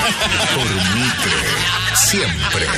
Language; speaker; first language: Spanish; native; Spanish